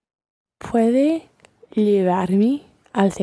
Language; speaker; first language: Spanish; non-native, learner; English